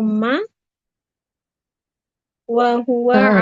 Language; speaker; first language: Arabic; non-native, learner; Indonesian